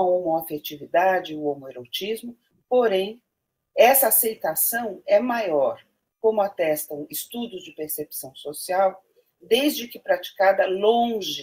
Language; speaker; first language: Portuguese; native; Portuguese